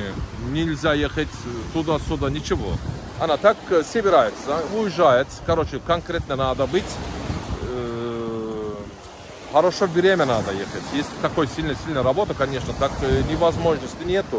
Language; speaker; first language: Russian; non-native, learner; Turkish